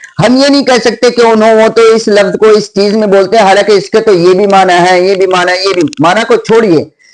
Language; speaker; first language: Urdu; native; Urdu